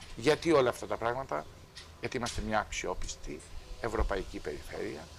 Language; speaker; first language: Greek; native; Greek